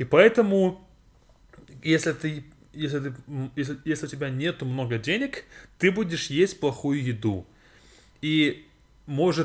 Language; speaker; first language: Russian; non-native, fluent; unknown